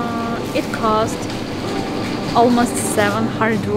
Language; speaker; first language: English; non-native, fluent; Russian